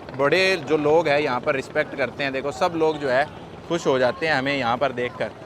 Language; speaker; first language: Hindi; native; Hindi